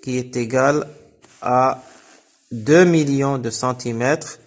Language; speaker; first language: French; non-native, local second language; Arabic